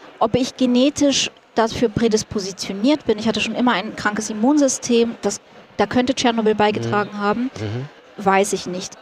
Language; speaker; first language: German; early bilingual, other home language; Russian